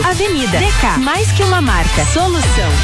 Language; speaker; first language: Portuguese; native; Portuguese